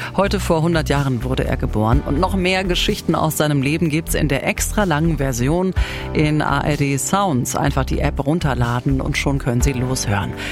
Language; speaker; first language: German; native; German